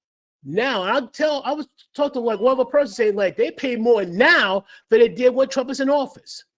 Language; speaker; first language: English; native; English